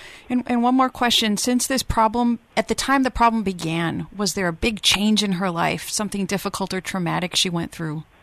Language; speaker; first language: English; native; English